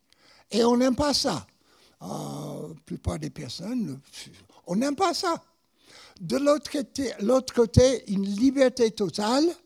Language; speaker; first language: French; non-native, fluent; English